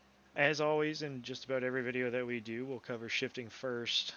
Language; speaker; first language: English; native; English